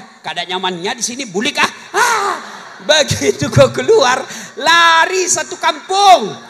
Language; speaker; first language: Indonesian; non-native, local second language; Buginese